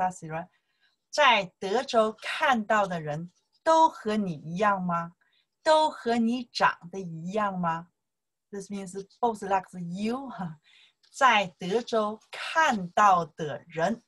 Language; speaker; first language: English; non-native, learner; Chinese